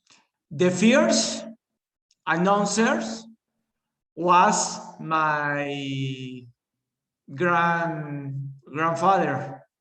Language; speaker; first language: English; non-native, learner; Spanish